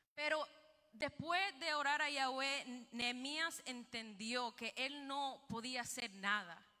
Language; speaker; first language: Spanish; early bilingual, heritage; Spanish